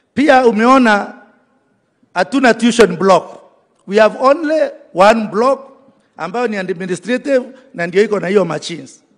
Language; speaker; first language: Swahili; native; Swahili